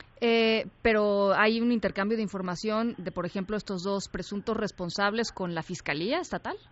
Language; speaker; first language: Spanish; native; Spanish